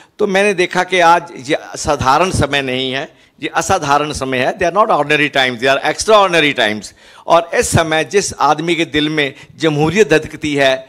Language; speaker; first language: Hindi; non-native, local second language; Punjabi